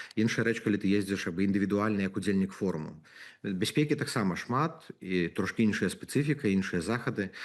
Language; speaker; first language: Belarusian; native; Belarusian